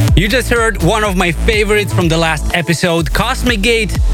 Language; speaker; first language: English; non-native, fluent; Romanian